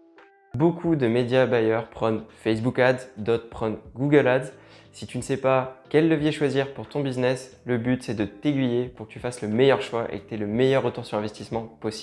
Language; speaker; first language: French; native; French